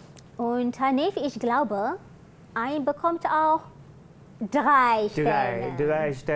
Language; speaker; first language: German; non-native, fluent; Malay